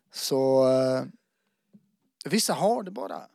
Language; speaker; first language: Swedish; early bilingual, other home language; Albanian